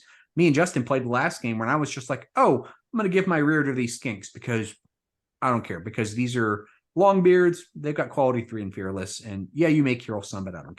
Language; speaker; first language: English; native; English